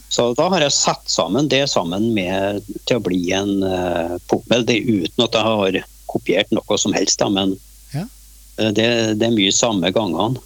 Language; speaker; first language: Norwegian; native; Norwegian